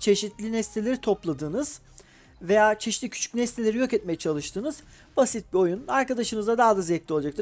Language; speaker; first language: Turkish; native; Turkish